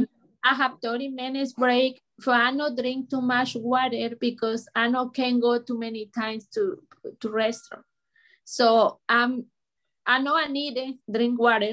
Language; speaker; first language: English; non-native, learner; Spanish